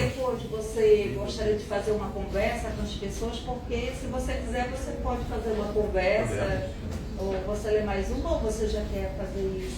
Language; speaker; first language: Portuguese; native; Portuguese